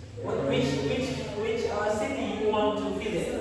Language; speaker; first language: English; non-native, learner; Indonesian